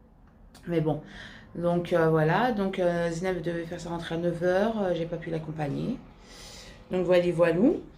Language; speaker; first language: French; native; French